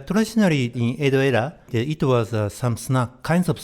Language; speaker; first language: English; non-native, learner; Japanese